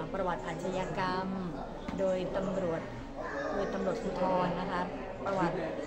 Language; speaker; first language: Thai; native; Thai